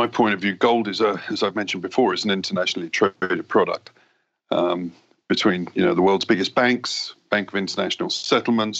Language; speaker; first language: English; native; English